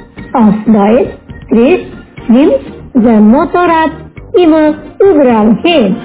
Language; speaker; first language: German; non-native, learner; Indonesian